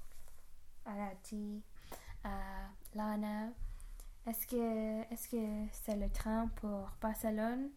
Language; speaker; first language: French; non-native, learner; English